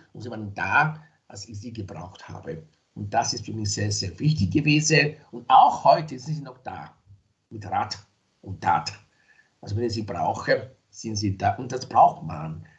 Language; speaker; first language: German; non-native, fluent; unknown